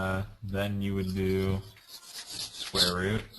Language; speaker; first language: English; native; English